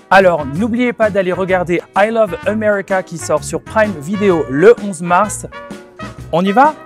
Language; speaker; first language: French; native; French